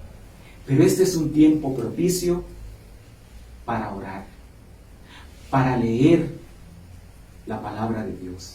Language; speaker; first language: Spanish; native; Spanish